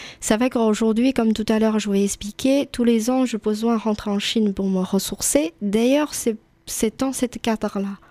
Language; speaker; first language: French; non-native, fluent; Chinese